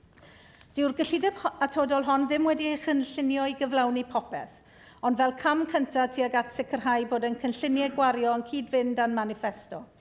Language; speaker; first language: Welsh; native; Welsh